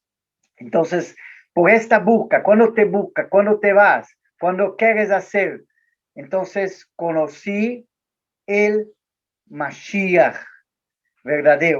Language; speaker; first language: Spanish; non-native, learner; Portuguese